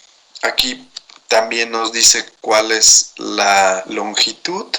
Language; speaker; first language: Spanish; native; Spanish